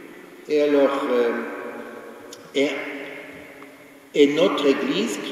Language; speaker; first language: French; non-native, fluent; Ukrainian